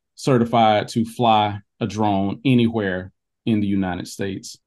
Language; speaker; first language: English; native; English